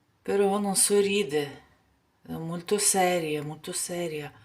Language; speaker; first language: Italian; non-native, learner; Ukrainian